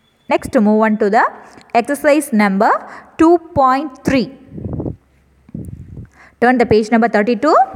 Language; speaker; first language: English; non-native, local second language; Tamil